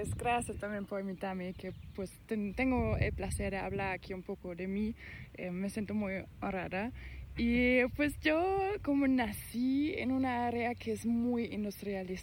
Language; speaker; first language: Spanish; non-native, fluent; German